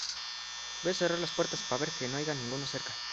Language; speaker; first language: Spanish; native; Spanish